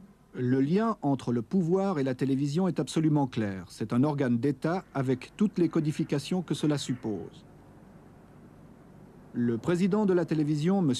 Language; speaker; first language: French; native; French